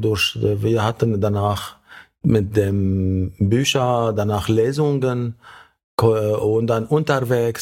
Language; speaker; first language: German; non-native, learner; Arabic